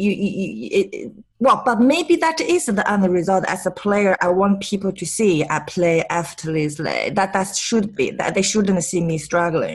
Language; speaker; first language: English; non-native, fluent; Chinese